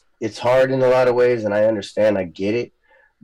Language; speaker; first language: English; early bilingual, other home language; Spanish